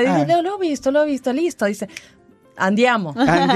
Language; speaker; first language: Italian; non-native, learner; Spanish